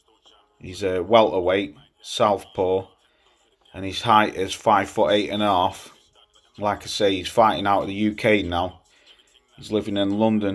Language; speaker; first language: English; native; English